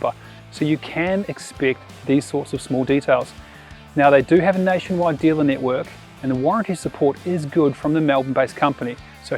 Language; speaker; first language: English; native; English